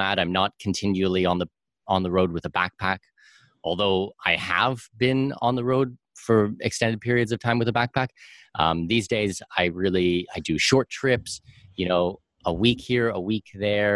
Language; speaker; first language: English; native; English